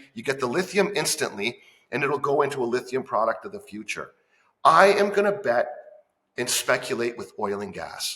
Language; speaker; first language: English; native; English